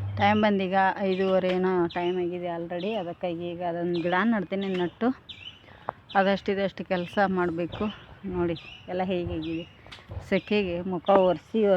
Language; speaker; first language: Kannada; native; Kannada